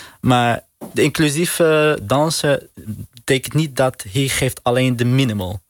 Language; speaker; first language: Dutch; non-native, learner; Arabic